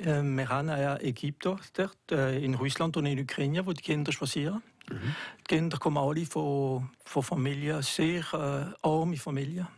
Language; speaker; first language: German; non-native, local second language; French